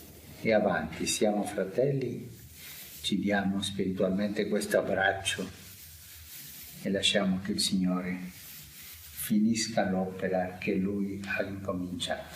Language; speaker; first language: Italian; non-native, fluent; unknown